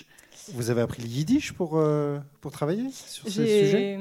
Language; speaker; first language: French; native; French